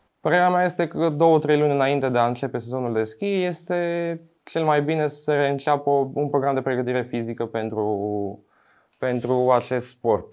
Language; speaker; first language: Romanian; non-native, fluent; Albanian